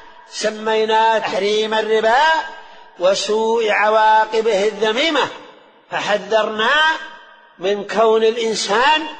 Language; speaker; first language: Arabic; native; Arabic